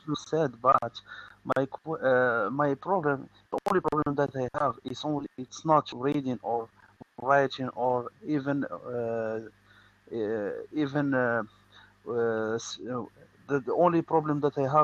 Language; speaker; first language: English; non-native, learner; Arabic